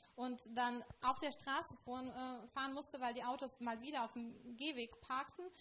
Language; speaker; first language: German; non-native, fluent; Lithuanian